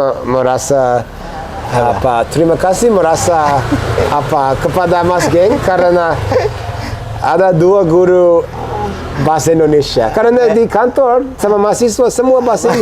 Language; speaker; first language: Indonesian; non-native, fluent; English